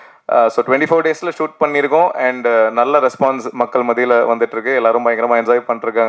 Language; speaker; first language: Tamil; native; Tamil